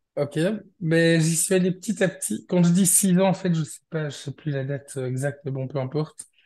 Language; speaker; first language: French; native; French